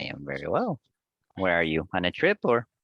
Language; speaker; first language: English; non-native, fluent; Spanish